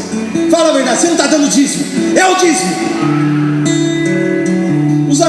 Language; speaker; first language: Portuguese; native; Portuguese